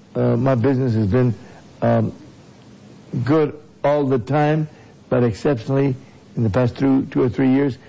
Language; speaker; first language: English; native; English